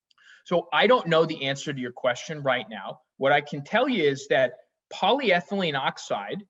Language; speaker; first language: English; native; English